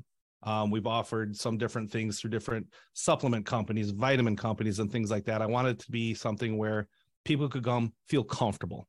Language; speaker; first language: English; native; English